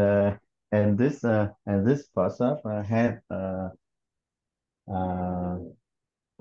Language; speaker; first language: English; non-native, learner; Vietnamese